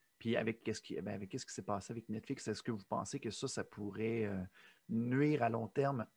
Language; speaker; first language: French; native; French